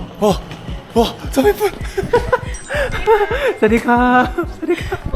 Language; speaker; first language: Thai; non-native, fluent; Korean